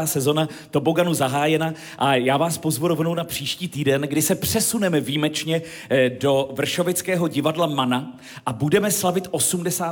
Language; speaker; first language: Czech; native; Czech